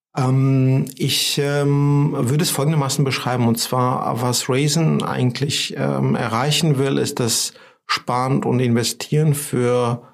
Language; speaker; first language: German; non-native, fluent; Georgian